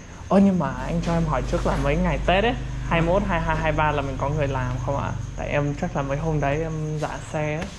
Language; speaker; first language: Vietnamese; non-native, fluent; English